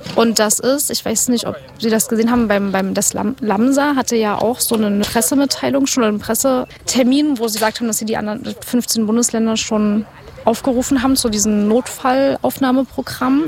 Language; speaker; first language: German; native; German